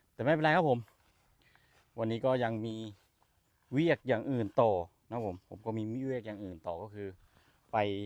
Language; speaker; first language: Thai; non-native, local second language; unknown